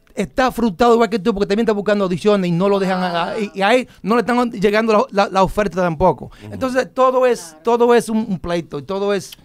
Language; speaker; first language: Spanish; native; Spanish